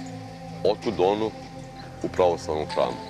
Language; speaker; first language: Bosnian; native; Bosnian